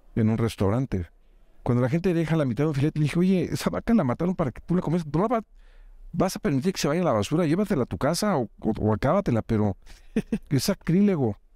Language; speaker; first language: Spanish; native; Spanish